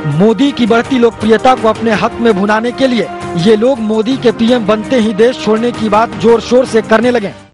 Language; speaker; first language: Hindi; native; Hindi